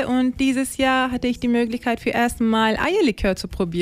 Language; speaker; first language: German; non-native, learner; Turkish